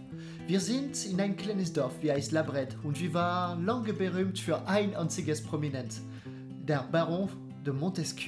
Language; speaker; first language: German; non-native, fluent; French